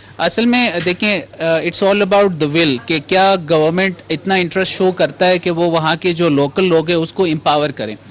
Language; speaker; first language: Urdu; non-native, local second language; Pashto